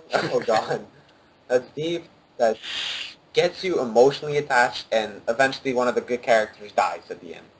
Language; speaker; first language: English; native; English